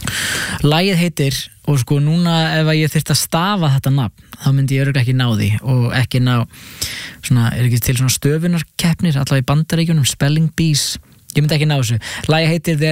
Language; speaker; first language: Icelandic; native; Icelandic